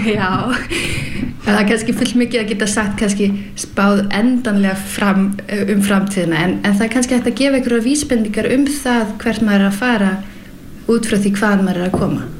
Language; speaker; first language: Icelandic; early bilingual, heritage; Icelandic